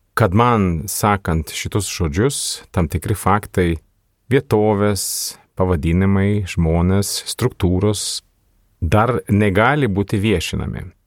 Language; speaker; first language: Lithuanian; non-native, fluent; Swedish